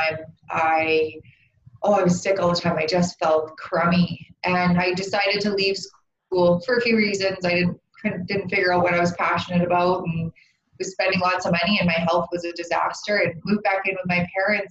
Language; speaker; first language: English; native; English